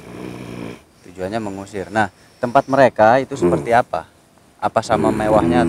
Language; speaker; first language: Indonesian; native; Indonesian